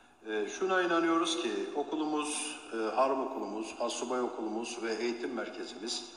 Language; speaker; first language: Turkish; native; Turkish